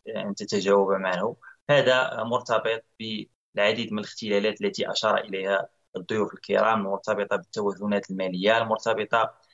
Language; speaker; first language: Arabic; native; Arabic